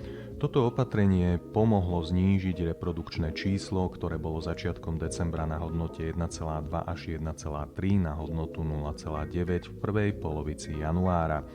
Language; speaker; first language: Slovak; native; Slovak